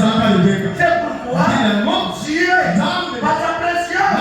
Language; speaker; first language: French; non-native, local second language; Lingala